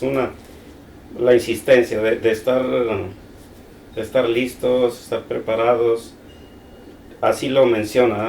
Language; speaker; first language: Spanish; native; Spanish